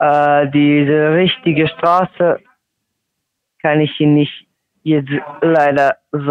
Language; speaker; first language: German; non-native, learner; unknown